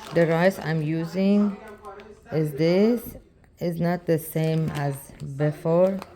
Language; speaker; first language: English; non-native, learner; Persian